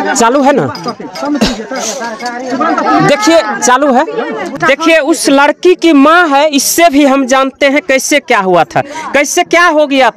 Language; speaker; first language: Hindi; non-native, local second language; Maithili